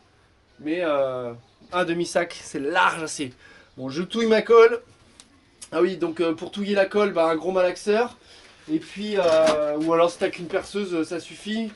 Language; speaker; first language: French; native; French